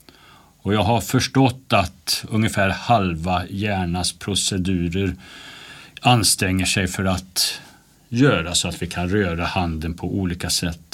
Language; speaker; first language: Swedish; native; Swedish